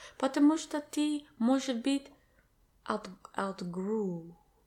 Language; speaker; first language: Russian; non-native, learner; English